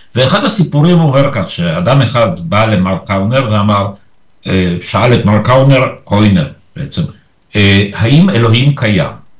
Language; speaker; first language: Hebrew; early bilingual, other home language; Polish